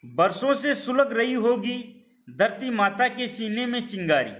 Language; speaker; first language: Hindi; native; Hindi